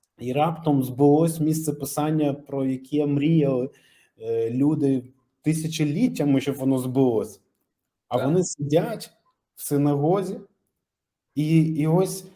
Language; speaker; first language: Ukrainian; native; Ukrainian